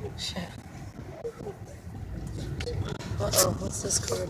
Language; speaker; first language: English; native; English